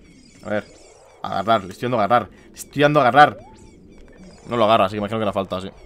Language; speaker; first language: Spanish; native; Spanish